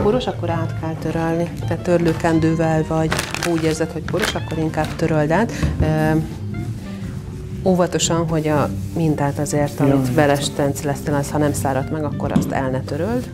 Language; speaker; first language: Hungarian; native; Hungarian